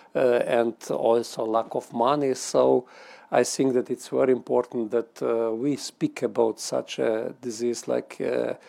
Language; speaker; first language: English; non-native, fluent; Slovenian